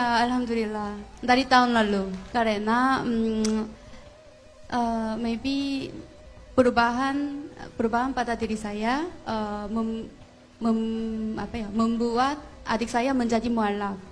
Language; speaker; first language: Indonesian; non-native, fluent; Korean